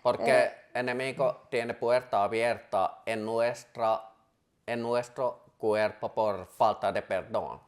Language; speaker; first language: Spanish; non-native, fluent; Finnish